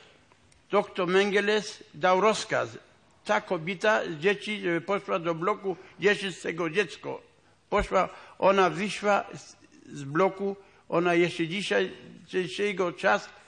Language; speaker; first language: Polish; non-native, local second language; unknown